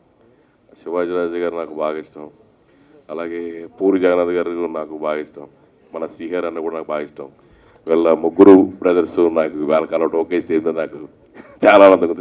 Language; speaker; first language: Telugu; native; Telugu